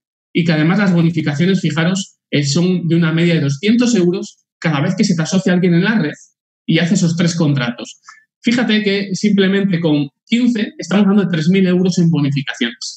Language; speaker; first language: Spanish; native; Spanish